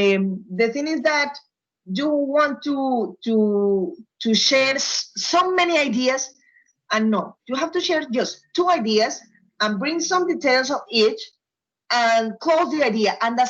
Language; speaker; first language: English; non-native, fluent; Spanish